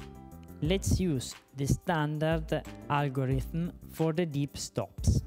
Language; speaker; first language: English; non-native, fluent; Italian